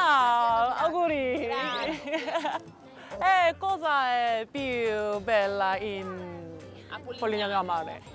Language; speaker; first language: Italian; non-native, learner; Korean